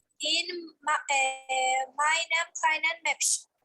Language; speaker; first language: German; non-native, learner; Turkish